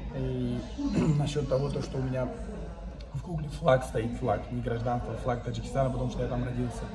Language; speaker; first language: Russian; non-native, local second language; Uzbek